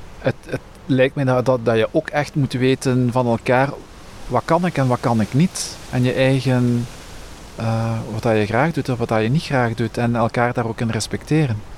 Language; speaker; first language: Dutch; native; Dutch